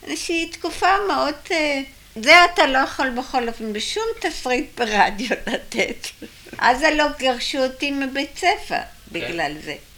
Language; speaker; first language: Hebrew; early bilingual, other home language; German